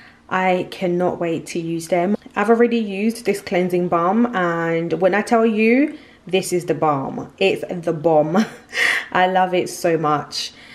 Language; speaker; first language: English; early bilingual, other home language; Lingala